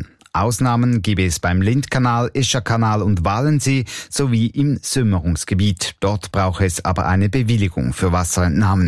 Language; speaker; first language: German; native; German